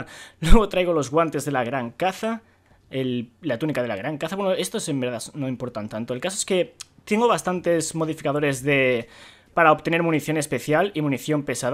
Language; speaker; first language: Spanish; native; Spanish